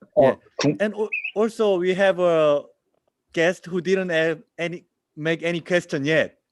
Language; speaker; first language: English; non-native, learner; Korean